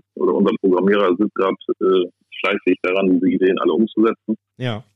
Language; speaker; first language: German; native; German